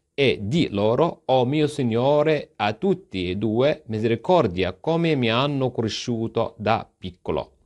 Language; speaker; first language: Italian; non-native, fluent; Arabic